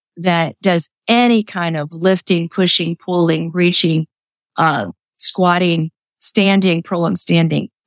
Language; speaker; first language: English; native; English